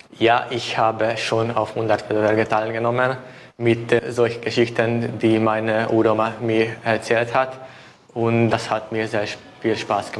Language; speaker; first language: German; non-native, local second language; Hungarian